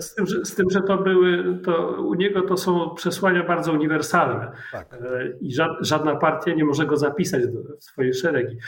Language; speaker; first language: Polish; native; Polish